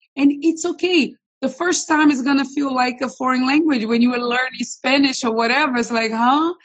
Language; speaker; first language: English; non-native, fluent; Portuguese